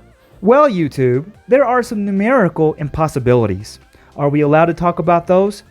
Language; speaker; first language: English; native; English